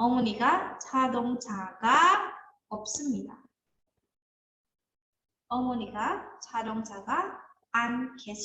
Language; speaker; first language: Korean; non-native, fluent; Indonesian